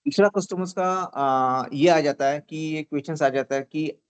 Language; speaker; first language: Hindi; non-native, local second language; Marathi